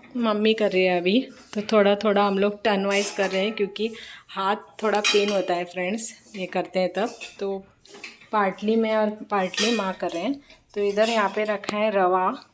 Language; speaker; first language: Hindi; non-native, local second language; Konkani